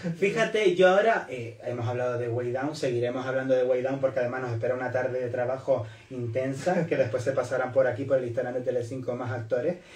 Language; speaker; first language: Spanish; native; Spanish